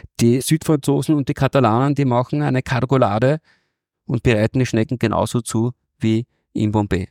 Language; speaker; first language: German; native; German